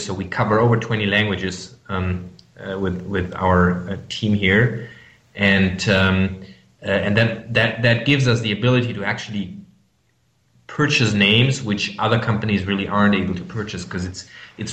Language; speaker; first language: English; non-native, fluent; German